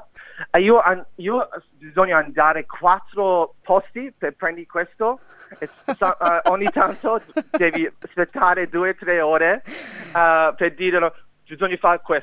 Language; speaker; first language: Italian; non-native, learner; English